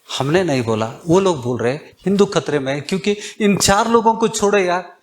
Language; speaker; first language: Hindi; non-native, local second language; Kannada